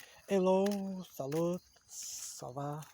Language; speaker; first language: French; non-native, learner; Portuguese